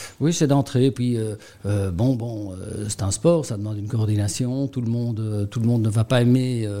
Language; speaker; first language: French; native; French